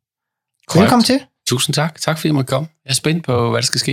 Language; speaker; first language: Danish; native; Danish